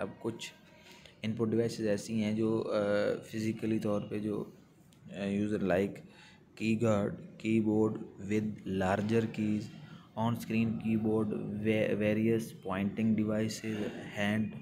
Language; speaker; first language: Hindi; non-native, local second language; Punjabi